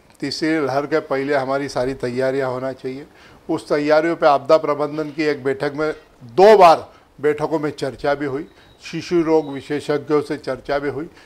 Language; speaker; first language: Hindi; native; Hindi